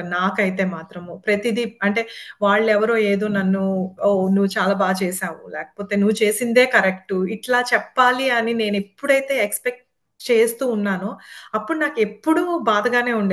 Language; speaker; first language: Telugu; native; Telugu